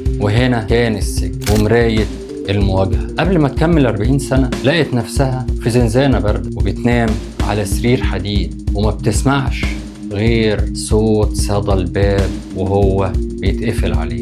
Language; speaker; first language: Arabic; native; Arabic